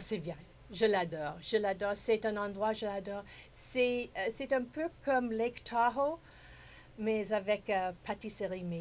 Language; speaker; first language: French; non-native, fluent; English